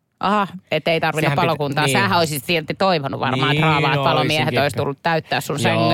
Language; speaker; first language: Finnish; native; Finnish